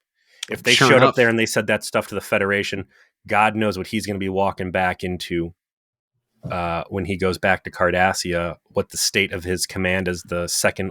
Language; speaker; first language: English; native; English